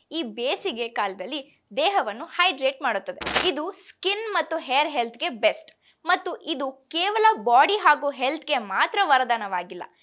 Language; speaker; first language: Kannada; native; Kannada